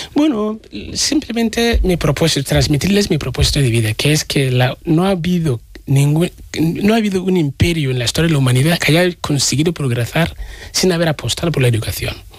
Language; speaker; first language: Spanish; non-native, fluent; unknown